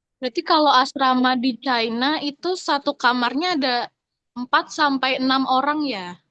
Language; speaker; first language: Indonesian; native; Indonesian